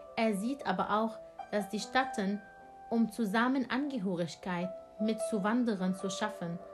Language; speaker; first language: German; non-native, fluent; Arabic